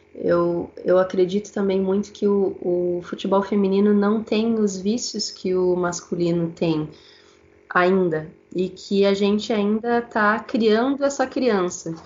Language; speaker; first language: Portuguese; native; Portuguese